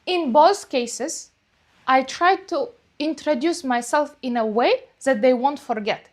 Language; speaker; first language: English; non-native, fluent; Uzbek